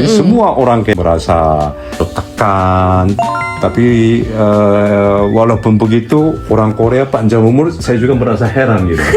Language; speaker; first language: Indonesian; non-native, fluent; Korean